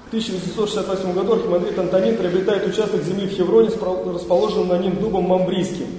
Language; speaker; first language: Russian; native; Russian